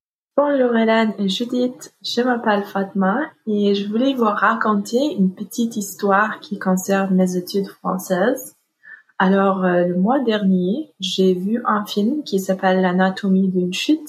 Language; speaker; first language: French; non-native, learner; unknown